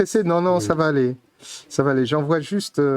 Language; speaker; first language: French; native; French